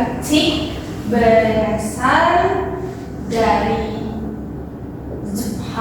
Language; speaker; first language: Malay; non-native, learner; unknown